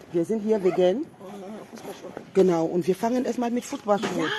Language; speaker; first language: German; non-native, fluent; French